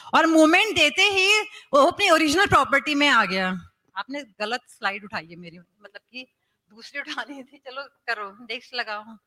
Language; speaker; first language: Hindi; native; Hindi